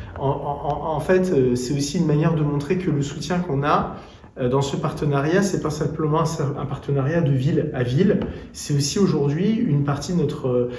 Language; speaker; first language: French; native; French